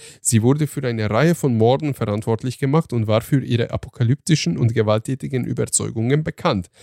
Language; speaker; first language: German; early bilingual, other home language; Turkish